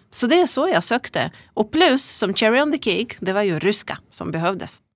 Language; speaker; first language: Swedish; non-native, fluent; Russian